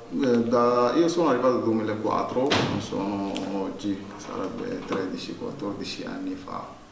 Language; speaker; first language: Italian; non-native, learner; Arabic